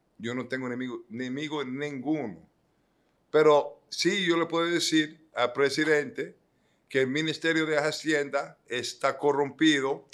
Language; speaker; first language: Spanish; non-native, fluent; Italian